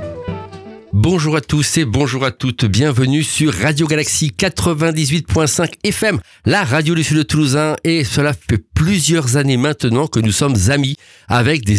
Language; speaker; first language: French; native; French